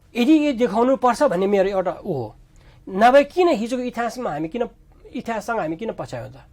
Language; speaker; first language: Nepali; non-native, local second language; Sherpa